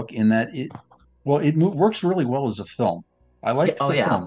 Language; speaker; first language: English; native; English